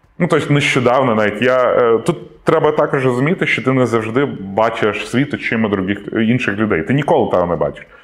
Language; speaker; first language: Ukrainian; non-native, local second language; Russian